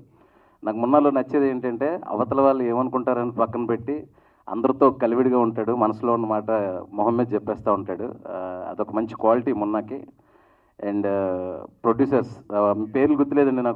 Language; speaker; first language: Telugu; native; Telugu